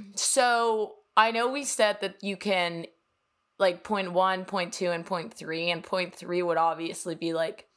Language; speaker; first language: English; non-native, fluent; Danish